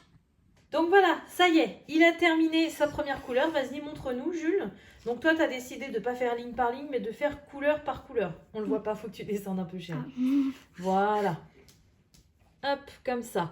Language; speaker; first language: French; native; French